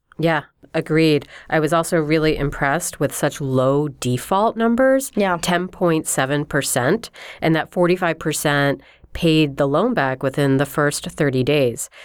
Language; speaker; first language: English; native; English